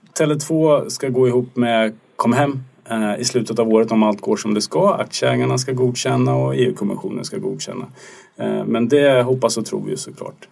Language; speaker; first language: Swedish; native; Swedish